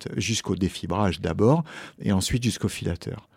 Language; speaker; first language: French; native; French